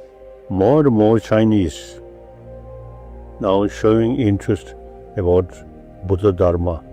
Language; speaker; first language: English; non-native, learner; Tibetan